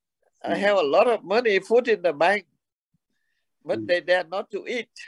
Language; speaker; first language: English; non-native, learner; Vietnamese